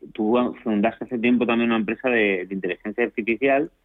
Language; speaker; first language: Spanish; native; Spanish